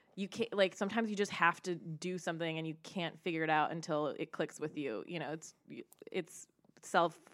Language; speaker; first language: English; early bilingual, other home language; Hindi